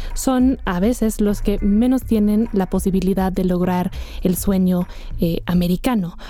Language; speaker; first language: Spanish; non-native, fluent; English